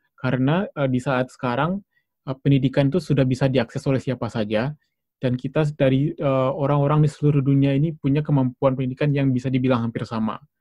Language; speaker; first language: Indonesian; native; Indonesian